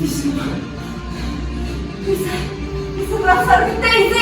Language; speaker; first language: French; non-native, learner; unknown